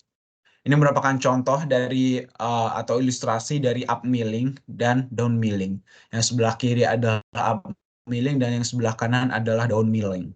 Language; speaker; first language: Indonesian; native; Indonesian